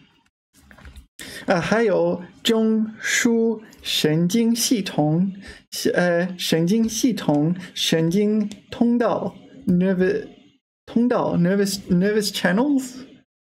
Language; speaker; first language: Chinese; non-native, learner; English